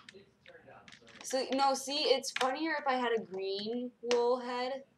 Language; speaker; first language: English; native; English